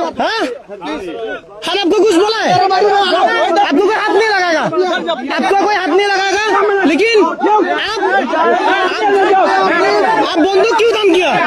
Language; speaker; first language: Hindi; non-native, learner; Bangla